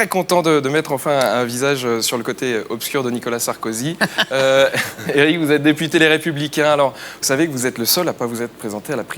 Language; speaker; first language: French; native; French